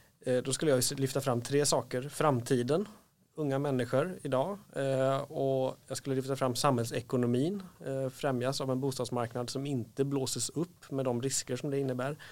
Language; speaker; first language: Swedish; native; Swedish